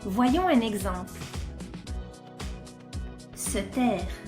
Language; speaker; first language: French; non-native, fluent; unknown